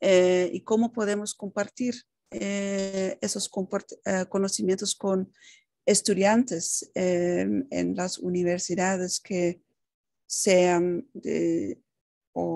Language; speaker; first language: Spanish; non-native, fluent; Dutch